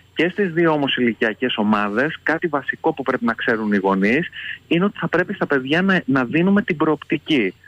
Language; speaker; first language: Greek; native; Greek